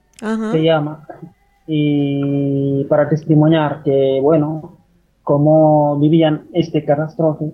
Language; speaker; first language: Spanish; non-native, fluent; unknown